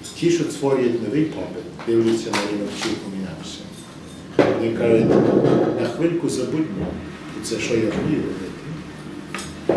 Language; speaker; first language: Ukrainian; early bilingual, heritage; English